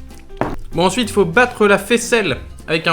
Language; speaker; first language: French; native; French